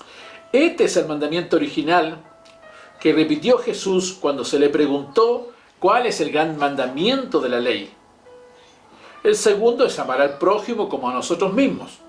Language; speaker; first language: Spanish; native; Spanish